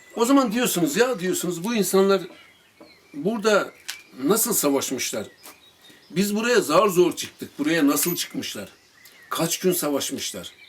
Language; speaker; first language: Turkish; native; Turkish